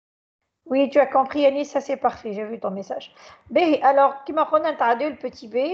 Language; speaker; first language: French; non-native, local second language; Arabic